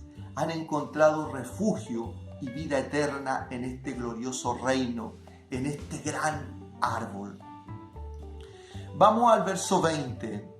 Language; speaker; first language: Spanish; native; Spanish